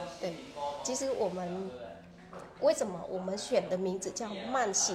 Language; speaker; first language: Chinese; non-native, fluent; Vietnamese